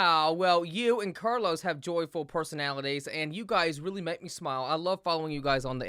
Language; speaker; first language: English; native; English